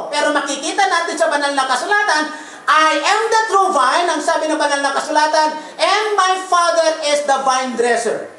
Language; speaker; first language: Filipino; non-native, local second language; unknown